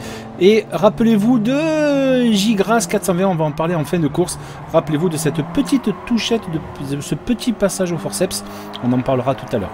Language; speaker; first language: French; native; French